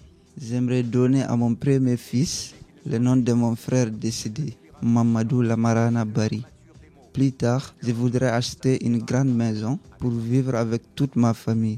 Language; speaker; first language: French; early bilingual, other home language; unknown